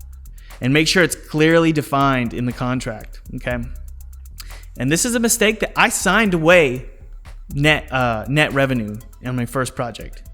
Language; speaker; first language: English; native; English